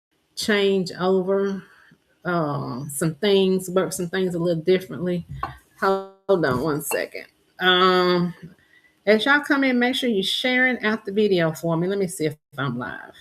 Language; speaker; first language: English; native; English